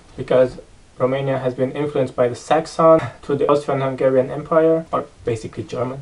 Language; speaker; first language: English; non-native, fluent; Romanian